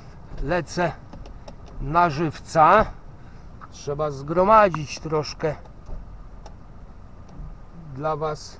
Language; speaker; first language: Polish; native; Polish